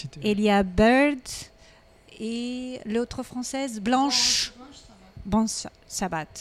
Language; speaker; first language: French; non-native, learner; Portuguese